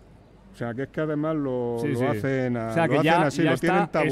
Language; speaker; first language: Spanish; native; Spanish